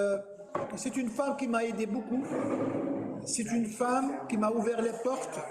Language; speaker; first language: French; non-native, fluent; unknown